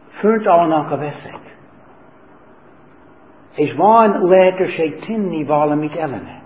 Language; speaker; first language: Hungarian; non-native, learner; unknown